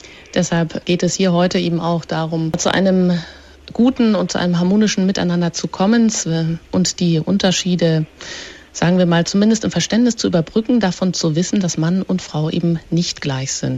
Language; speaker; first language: German; native; German